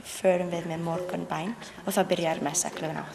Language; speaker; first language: Icelandic; non-native, learner; English